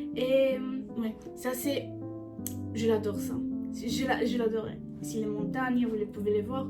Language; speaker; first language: French; non-native, learner; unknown